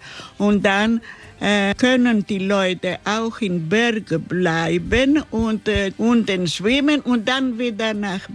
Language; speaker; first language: German; non-native, learner; Greek